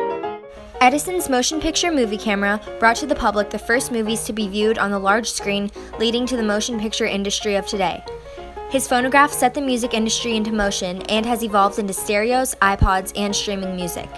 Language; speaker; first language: English; native; English